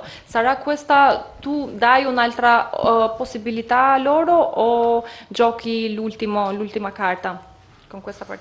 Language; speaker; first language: Italian; non-native, fluent; Albanian